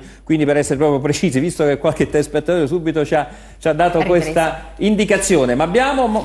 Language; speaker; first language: Italian; native; Italian